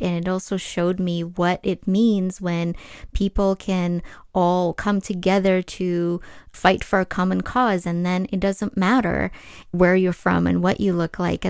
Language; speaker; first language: English; non-native, fluent; Ukrainian